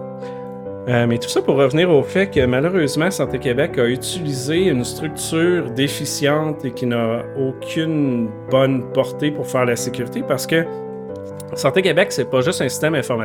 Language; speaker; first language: French; native; French